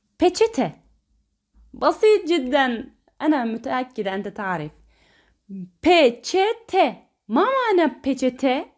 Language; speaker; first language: Arabic; non-native, fluent; Turkish